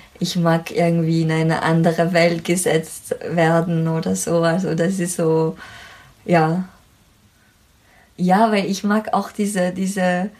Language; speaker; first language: German; non-native, fluent; French